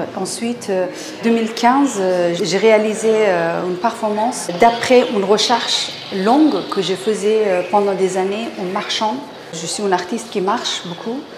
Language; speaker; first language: French; non-native, fluent; Persian